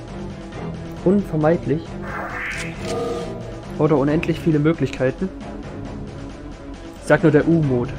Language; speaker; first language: German; native; German